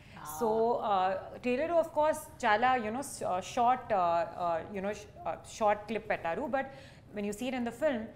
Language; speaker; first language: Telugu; non-native, learner; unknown